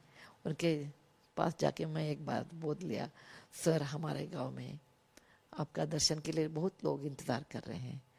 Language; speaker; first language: Hindi; non-native, local second language; Kannada